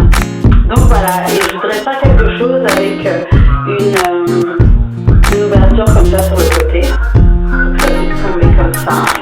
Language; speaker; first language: French; native; French